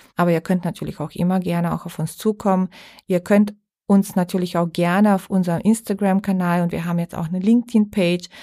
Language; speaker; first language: German; non-native, fluent; Bulgarian